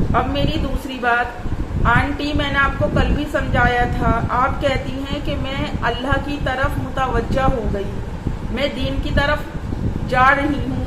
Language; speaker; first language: Urdu; native; Urdu